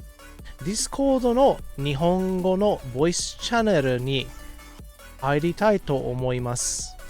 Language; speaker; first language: Japanese; non-native, fluent; English